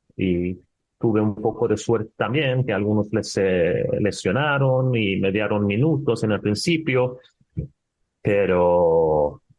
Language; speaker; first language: Spanish; non-native, fluent; Swedish